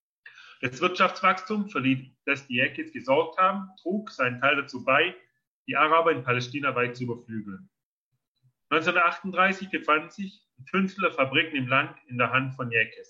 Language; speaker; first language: German; native; German